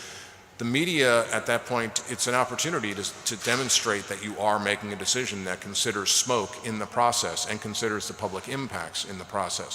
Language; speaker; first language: English; native; English